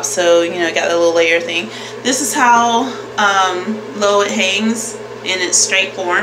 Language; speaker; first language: English; native; English